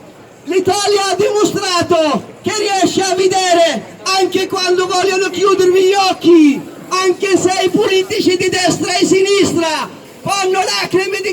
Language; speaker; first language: Italian; non-native, local second language; Arabic